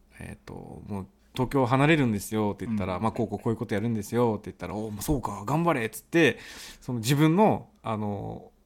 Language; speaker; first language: Japanese; early bilingual, other home language; Portuguese